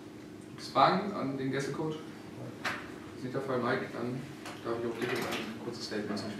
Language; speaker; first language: German; native; German